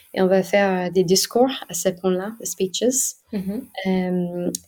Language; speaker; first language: French; non-native, fluent; English